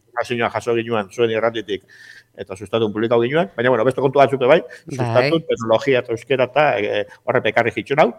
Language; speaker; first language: Basque; native; Basque